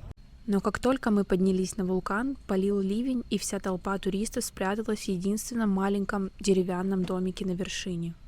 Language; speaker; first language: Russian; native; Russian